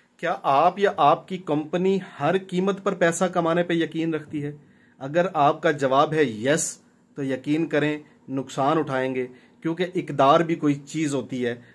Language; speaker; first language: Urdu; non-native, local second language; Punjabi